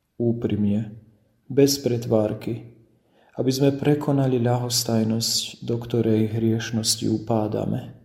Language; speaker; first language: Slovak; native; Slovak